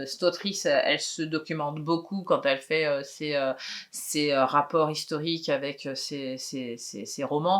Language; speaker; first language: French; native; French